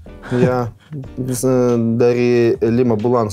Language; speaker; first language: Indonesian; non-native, learner; Russian